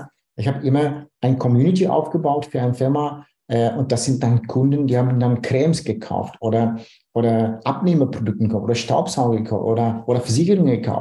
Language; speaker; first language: German; non-native, fluent; Dutch